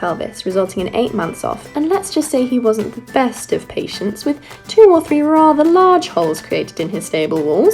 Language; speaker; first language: English; native; English